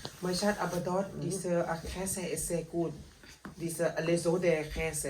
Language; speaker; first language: German; non-native, learner; Thai